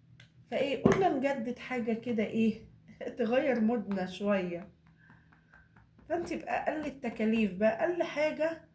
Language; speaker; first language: Arabic; native; Arabic